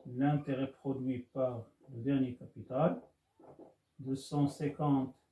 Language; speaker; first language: French; non-native, local second language; Arabic